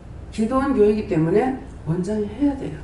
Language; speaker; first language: Korean; native; Korean